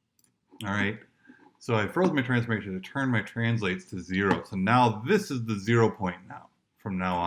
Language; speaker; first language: English; native; English